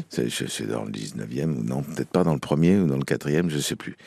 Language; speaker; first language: French; native; French